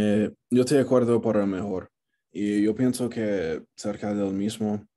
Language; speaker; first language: Spanish; non-native, learner; English